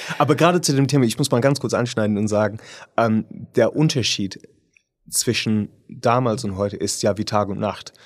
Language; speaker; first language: German; non-native, fluent; English